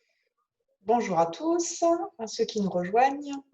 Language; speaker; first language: French; native; French